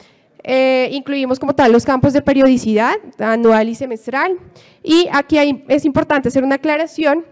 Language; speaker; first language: Spanish; native; Spanish